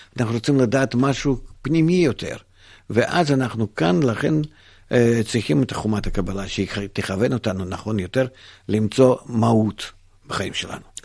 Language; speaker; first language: Hebrew; non-native, fluent; Russian